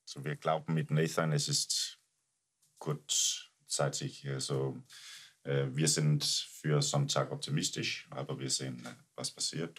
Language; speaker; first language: German; non-native, learner; Danish